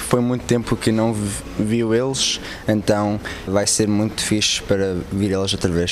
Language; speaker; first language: Portuguese; early bilingual, heritage; Portuguese